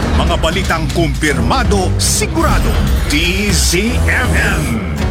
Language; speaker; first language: Filipino; native; Filipino